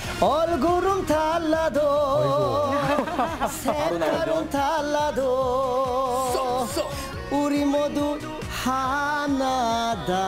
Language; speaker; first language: Korean; non-native, fluent; Bangla